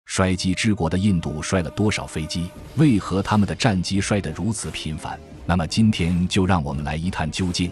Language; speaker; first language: Chinese; native; Chinese